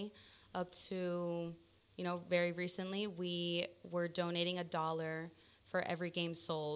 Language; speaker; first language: English; early bilingual, other home language; Spanish